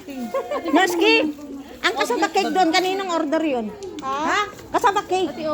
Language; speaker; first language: Filipino; native; Filipino